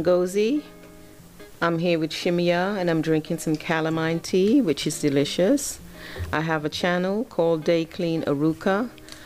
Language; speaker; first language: English; native; English